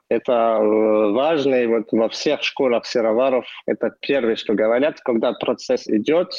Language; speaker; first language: Russian; non-native, fluent; French